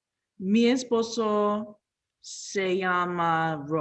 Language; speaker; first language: Spanish; non-native, learner; English